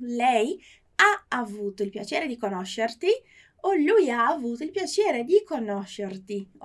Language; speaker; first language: Italian; non-native, fluent; Portuguese